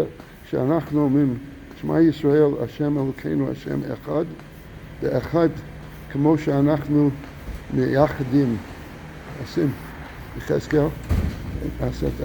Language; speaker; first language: Hebrew; non-native, fluent; English